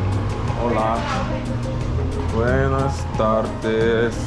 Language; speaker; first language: Spanish; non-native, learner; English